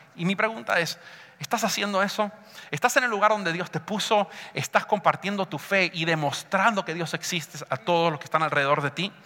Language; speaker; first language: Spanish; early bilingual, heritage; Spanish